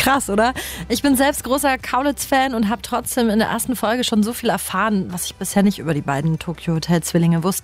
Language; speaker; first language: German; native; German